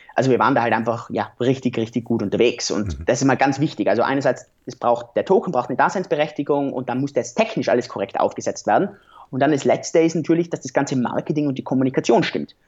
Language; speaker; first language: German; native; German